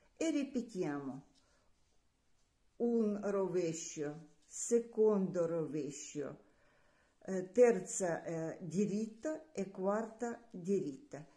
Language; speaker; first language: Italian; non-native, learner; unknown